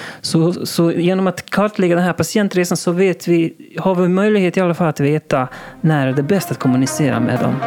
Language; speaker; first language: Swedish; non-native, local second language; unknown